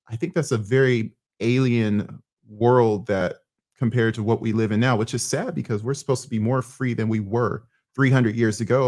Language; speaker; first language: English; native; English